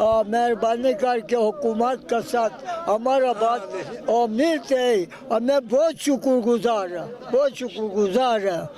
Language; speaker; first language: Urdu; non-native, local second language; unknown